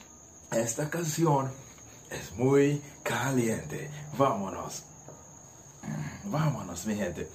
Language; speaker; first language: Spanish; non-native, learner; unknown